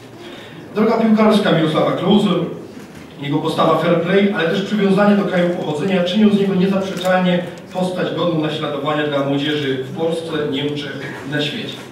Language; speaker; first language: Polish; native; Polish